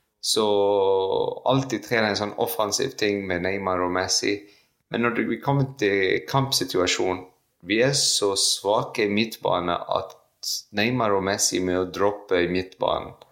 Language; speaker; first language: Norwegian; non-native, fluent; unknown